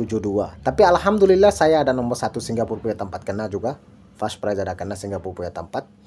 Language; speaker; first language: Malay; non-native, learner; Bangla